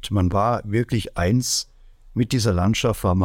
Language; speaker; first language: German; native; German